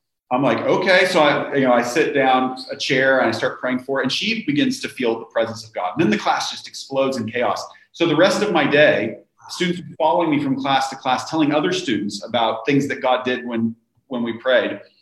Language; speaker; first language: English; native; English